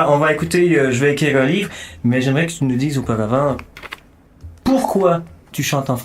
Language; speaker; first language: French; native; French